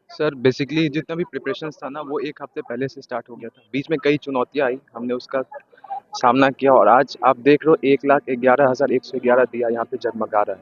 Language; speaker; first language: Hindi; native; Hindi